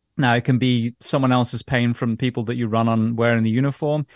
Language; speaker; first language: English; native; English